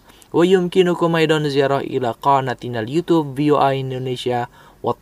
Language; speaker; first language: Arabic; non-native, fluent; Indonesian